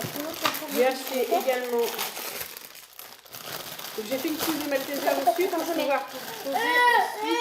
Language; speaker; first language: French; native; French